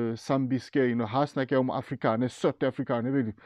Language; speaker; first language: Norwegian; non-native, fluent; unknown